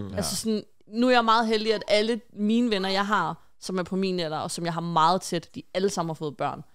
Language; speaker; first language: Danish; native; Danish